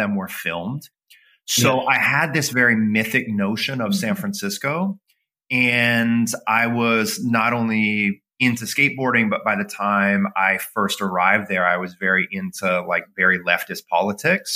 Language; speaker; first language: English; native; English